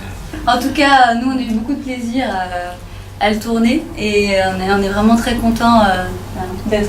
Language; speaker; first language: French; native; French